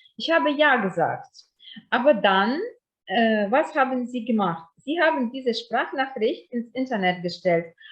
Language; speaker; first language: German; non-native, fluent; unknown